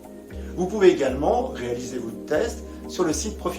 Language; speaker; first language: French; native; French